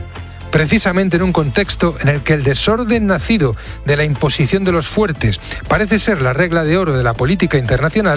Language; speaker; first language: Spanish; native; Spanish